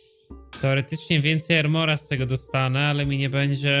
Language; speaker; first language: Polish; native; Polish